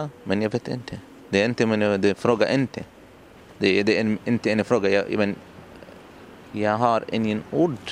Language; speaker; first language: Swedish; non-native, learner; Arabic